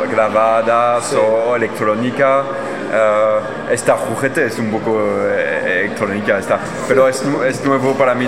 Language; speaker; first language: Spanish; non-native, learner; French